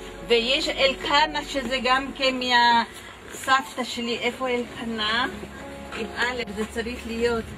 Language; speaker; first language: Hebrew; non-native, fluent; Ladino